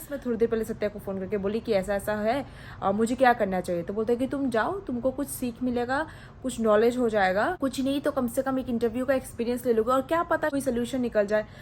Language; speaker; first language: Hindi; non-native, local second language; Odia